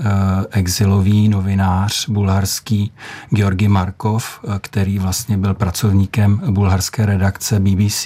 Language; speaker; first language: Czech; native; Czech